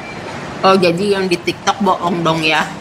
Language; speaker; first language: Indonesian; native; Indonesian